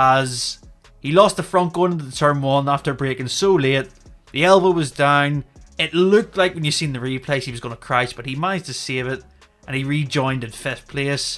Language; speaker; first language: English; native; English